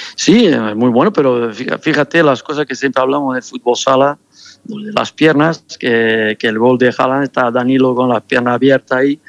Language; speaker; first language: Spanish; non-native, fluent; Portuguese